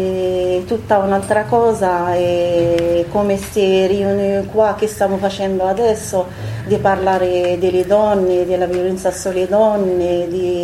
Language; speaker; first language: Italian; non-native, fluent; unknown